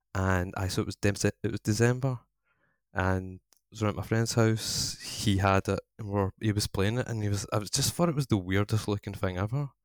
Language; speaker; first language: English; native; English